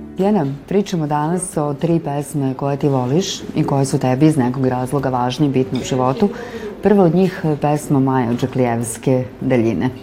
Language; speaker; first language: Serbian; native; Serbian